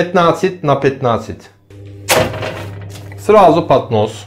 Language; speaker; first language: Russian; non-native, learner; Turkish